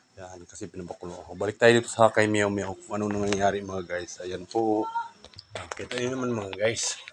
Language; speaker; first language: Filipino; non-native, local second language; Cebuano